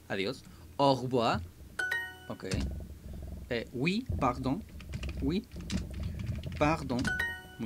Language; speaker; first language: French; non-native, learner; Spanish